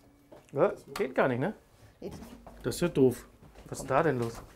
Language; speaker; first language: German; native; German